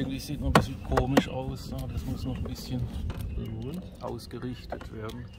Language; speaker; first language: German; native; German